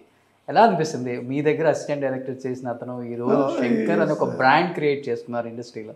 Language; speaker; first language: Telugu; native; Telugu